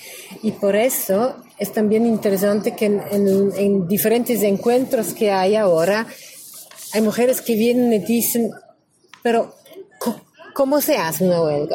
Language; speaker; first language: Spanish; non-native, learner; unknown